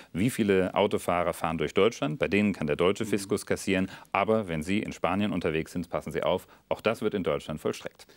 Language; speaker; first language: German; native; German